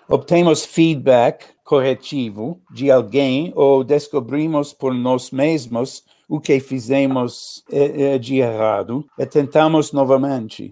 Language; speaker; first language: Portuguese; non-native, learner; English